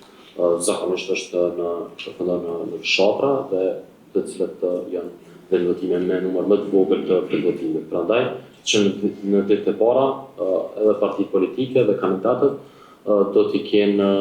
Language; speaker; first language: Albanian; native; Albanian